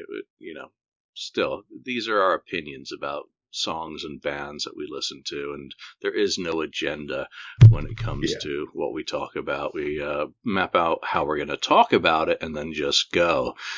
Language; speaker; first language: English; native; English